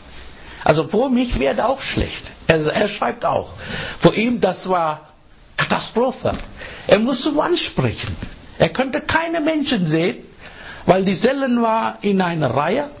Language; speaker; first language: German; non-native, fluent; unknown